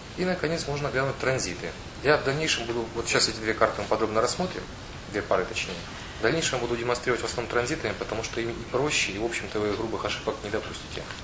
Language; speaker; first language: Russian; non-native, local second language; Ukrainian